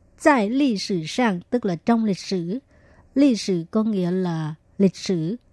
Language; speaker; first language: Vietnamese; native; Vietnamese